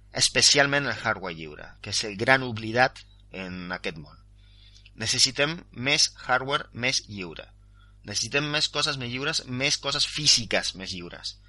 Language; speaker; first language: Catalan; non-native, local second language; Spanish